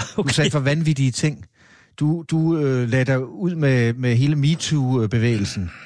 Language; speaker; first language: Danish; native; Danish